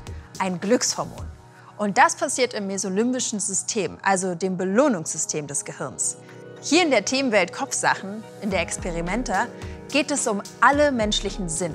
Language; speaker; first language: German; native; German